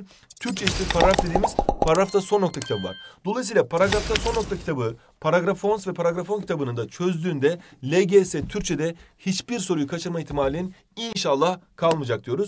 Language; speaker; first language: Turkish; native; Turkish